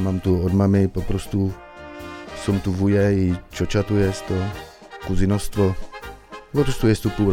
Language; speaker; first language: Polish; early bilingual, heritage; Czech